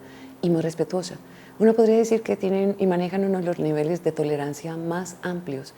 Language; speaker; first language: Spanish; native; Spanish